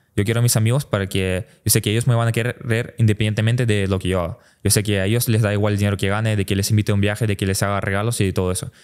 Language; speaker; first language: Spanish; early bilingual, other home language; Russian